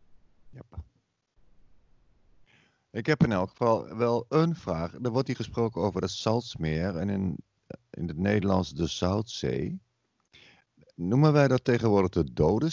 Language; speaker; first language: Dutch; native; Dutch